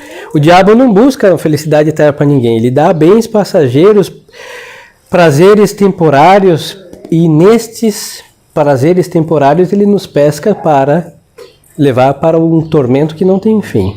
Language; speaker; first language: Portuguese; non-native, fluent; Spanish